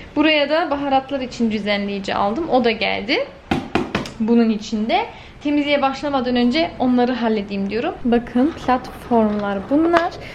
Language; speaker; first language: Turkish; early bilingual, heritage; Turkish